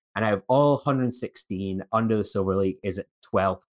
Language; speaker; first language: English; native; English